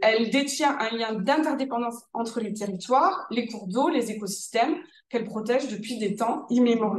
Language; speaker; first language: French; native; French